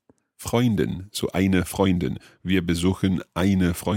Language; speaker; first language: German; non-native, learner; English